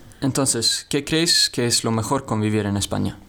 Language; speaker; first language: Spanish; non-native, learner; Swedish